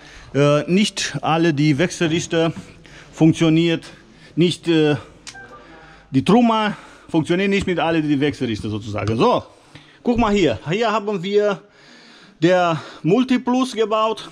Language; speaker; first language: German; non-native, fluent; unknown